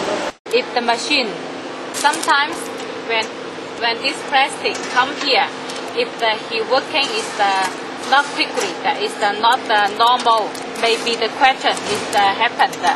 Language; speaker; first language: English; non-native, learner; Chinese